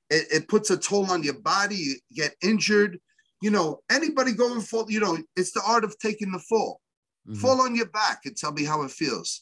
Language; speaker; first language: English; native; English